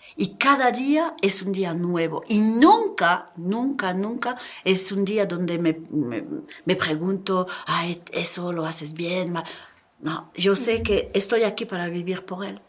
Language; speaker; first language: Spanish; non-native, learner; French